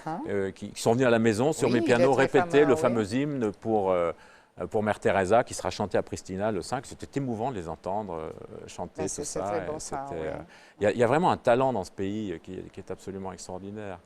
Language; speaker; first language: French; native; French